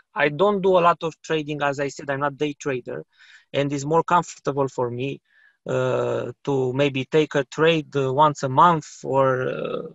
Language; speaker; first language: English; non-native, fluent; Romanian